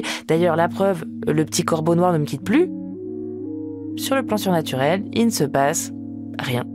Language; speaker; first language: French; native; French